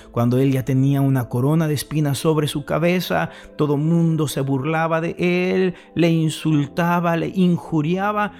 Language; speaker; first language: Spanish; native; Spanish